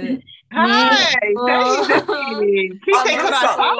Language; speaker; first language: Japanese; non-native, learner; English